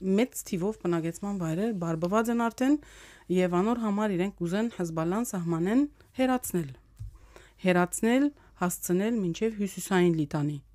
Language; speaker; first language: Armenian; early bilingual, heritage; Armenian